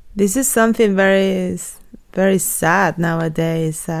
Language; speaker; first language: English; non-native, fluent; Spanish